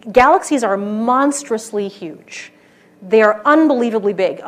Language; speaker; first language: English; native; English